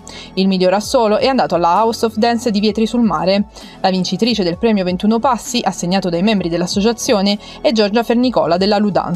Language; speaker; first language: Italian; native; Italian